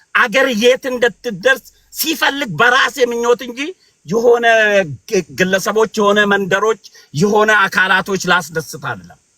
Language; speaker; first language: Amharic; non-native, local second language; Oromo